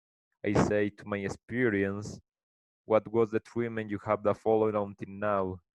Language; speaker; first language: English; non-native, learner; Spanish